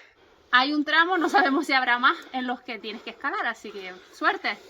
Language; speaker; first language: Spanish; native; Spanish